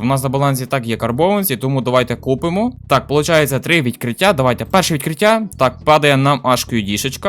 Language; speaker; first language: Ukrainian; native; Ukrainian